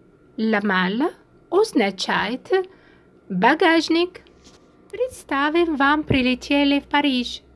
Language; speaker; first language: Russian; non-native, fluent; French